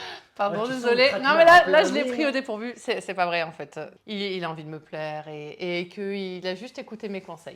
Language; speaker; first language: French; native; French